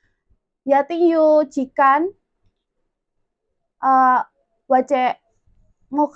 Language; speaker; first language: Cantonese; non-native, learner; Indonesian